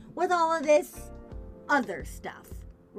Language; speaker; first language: English; native; English